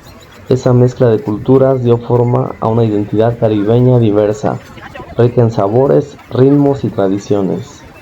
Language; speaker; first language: Spanish; native; Spanish